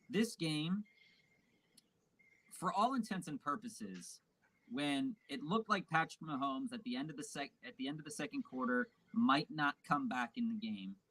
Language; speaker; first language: English; native; English